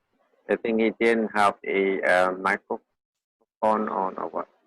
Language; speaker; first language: English; non-native, fluent; Vietnamese